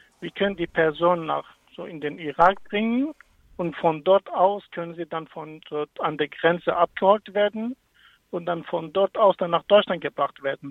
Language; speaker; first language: German; non-native, fluent; Kurdish